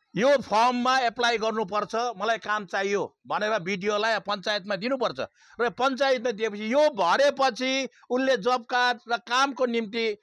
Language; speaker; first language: Nepali; native; Nepali